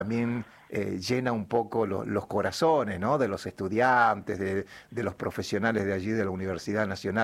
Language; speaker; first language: Spanish; native; Spanish